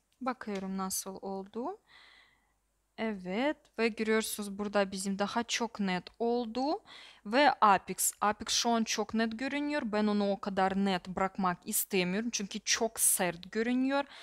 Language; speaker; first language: Turkish; non-native, learner; Russian